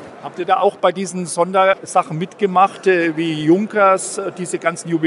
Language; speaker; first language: German; native; German